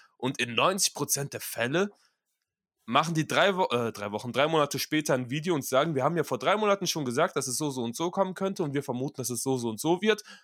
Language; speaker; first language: German; early bilingual, other home language; Russian